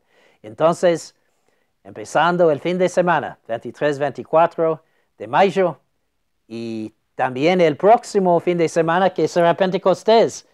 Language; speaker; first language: Spanish; non-native, fluent; English